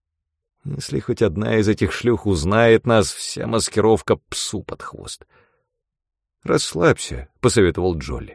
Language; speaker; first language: Russian; native; Russian